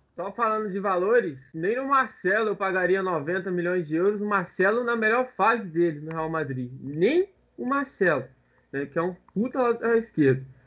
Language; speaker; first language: Portuguese; native; Portuguese